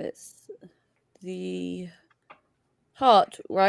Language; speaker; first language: English; native; English